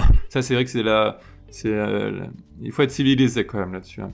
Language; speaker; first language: French; native; French